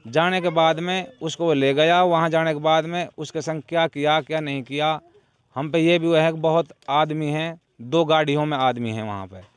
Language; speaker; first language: Hindi; native; Hindi